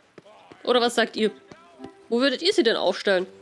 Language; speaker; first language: German; native; German